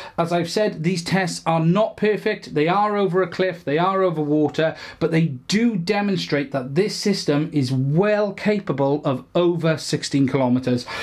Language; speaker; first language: English; native; English